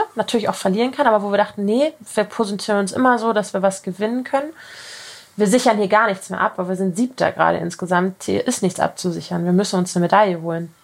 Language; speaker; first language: German; native; German